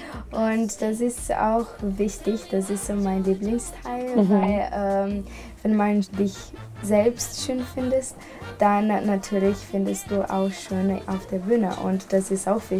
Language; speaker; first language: German; non-native, fluent; Portuguese